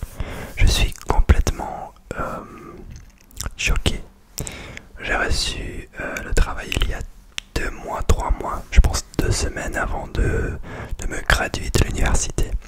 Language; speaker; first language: French; non-native, learner; English